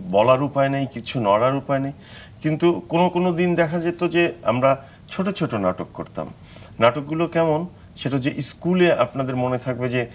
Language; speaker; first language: Bangla; native; Bangla